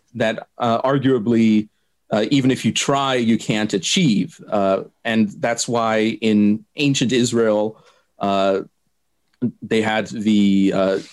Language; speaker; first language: English; non-native, fluent; German